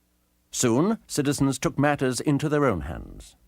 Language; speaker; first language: English; native; English